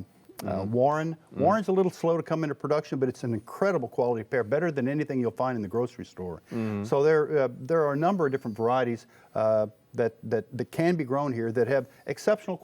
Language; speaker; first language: English; native; English